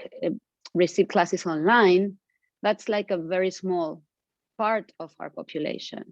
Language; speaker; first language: English; non-native, fluent; Spanish